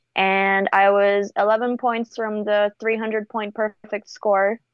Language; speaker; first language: English; native; English